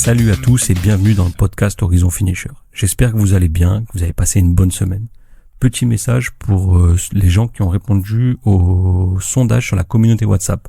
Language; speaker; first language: French; native; French